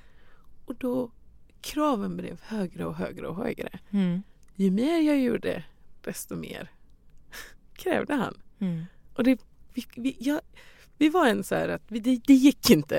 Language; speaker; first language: Swedish; non-native, fluent; Persian